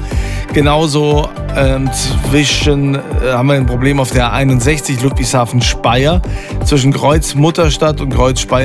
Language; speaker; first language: German; native; German